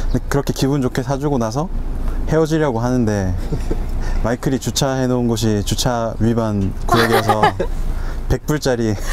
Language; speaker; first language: Korean; native; Korean